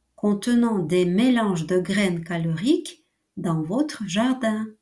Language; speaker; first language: French; non-native, fluent; Ukrainian